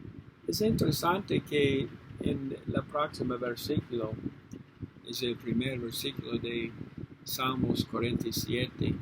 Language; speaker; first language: Spanish; non-native, learner; English